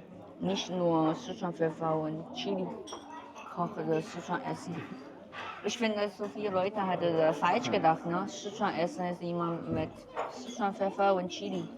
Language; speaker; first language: German; non-native, learner; Chinese